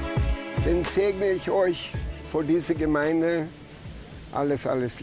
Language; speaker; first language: German; non-native, fluent; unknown